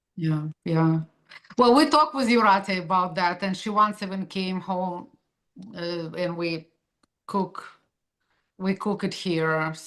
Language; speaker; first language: English; non-native, fluent; Russian